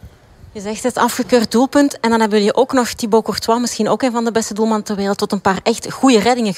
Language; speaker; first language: Dutch; native; Dutch